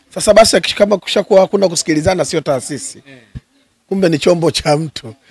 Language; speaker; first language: Swahili; native; Swahili